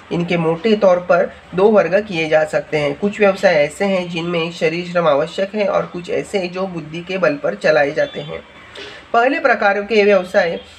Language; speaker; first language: Hindi; non-native, local second language; Marathi